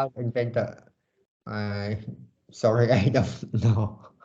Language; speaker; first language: English; non-native, learner; Vietnamese